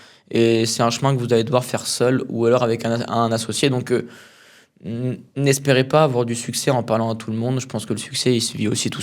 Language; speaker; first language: French; native; French